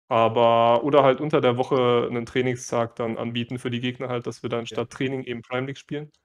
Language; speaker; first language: German; native; German